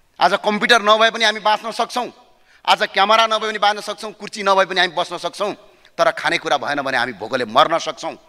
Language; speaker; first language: Nepali; native; Nepali